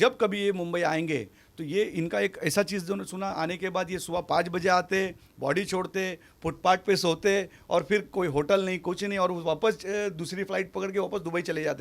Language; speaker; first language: Hindi; native; Hindi